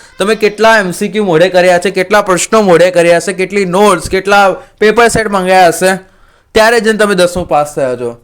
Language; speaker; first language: Gujarati; non-native, local second language; Marathi